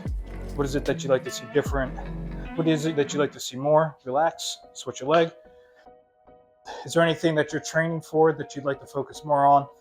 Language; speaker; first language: English; native; English